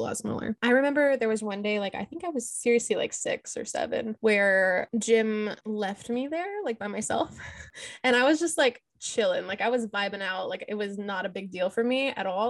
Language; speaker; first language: English; native; English